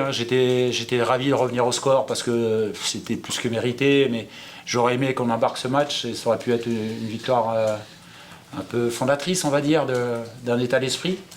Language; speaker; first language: French; native; French